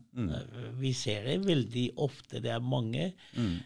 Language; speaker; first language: Norwegian; early bilingual, other home language; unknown